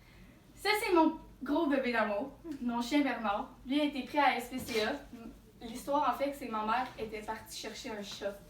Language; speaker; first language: French; native; French